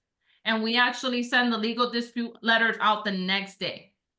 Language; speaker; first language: English; native; English